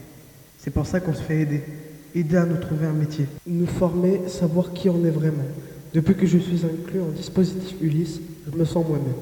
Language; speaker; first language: French; native; French